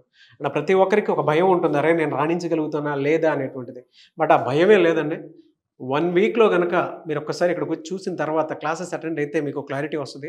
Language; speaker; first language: Telugu; native; Telugu